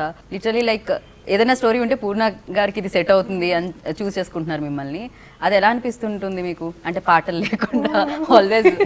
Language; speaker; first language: Telugu; native; Telugu